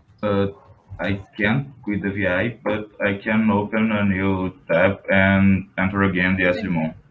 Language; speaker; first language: English; non-native, fluent; Portuguese